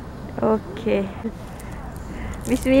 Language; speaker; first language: English; non-native, learner; Malay